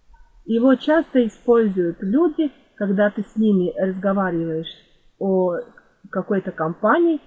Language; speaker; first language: Russian; non-native, fluent; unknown